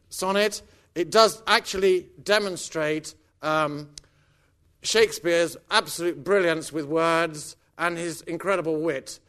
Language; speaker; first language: English; native; English